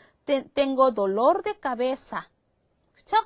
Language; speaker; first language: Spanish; non-native, fluent; Korean